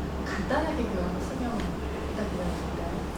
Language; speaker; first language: Korean; native; Korean